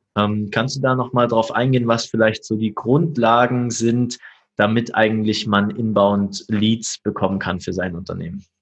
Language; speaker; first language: German; native; German